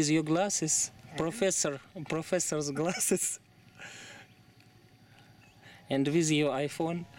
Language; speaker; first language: English; non-native, learner; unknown